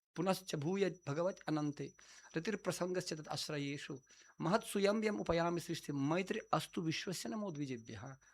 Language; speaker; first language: Hindi; non-native, fluent; Russian